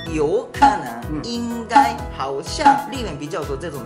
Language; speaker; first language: Chinese; non-native, fluent; Japanese